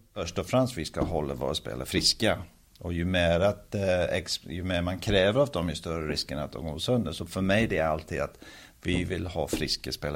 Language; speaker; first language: Swedish; early bilingual, heritage; Swedish